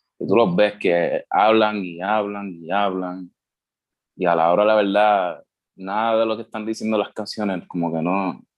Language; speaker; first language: Spanish; native; Spanish